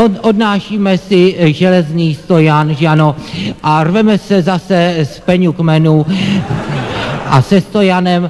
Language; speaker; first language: Czech; native; Czech